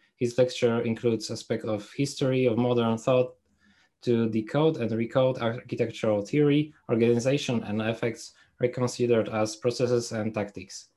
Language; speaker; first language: English; non-native, fluent; Polish